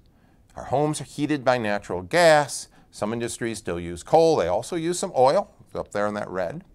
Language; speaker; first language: English; native; English